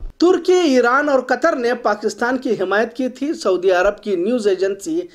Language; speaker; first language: Urdu; native; Urdu